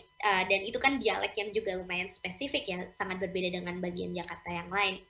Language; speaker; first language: Indonesian; early bilingual, heritage; English